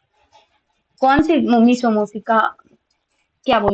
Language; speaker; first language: Hindi; native; Hindi